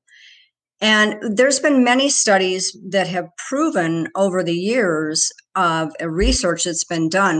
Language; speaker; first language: English; native; English